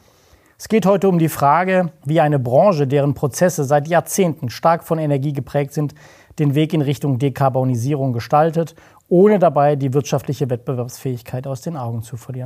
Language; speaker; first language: German; native; German